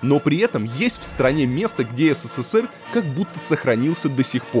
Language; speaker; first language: Russian; native; Russian